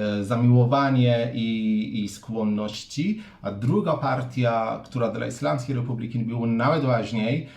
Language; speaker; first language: Polish; non-native, fluent; Persian